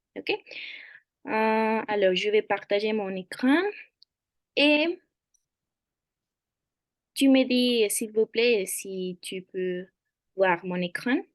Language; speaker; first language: French; non-native, fluent; Spanish